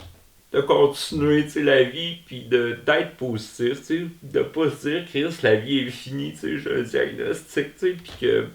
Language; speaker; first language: French; native; French